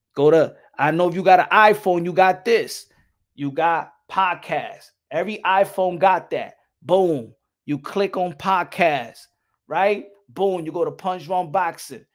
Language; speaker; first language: English; native; English